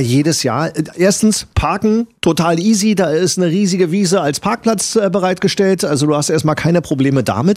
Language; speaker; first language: German; native; German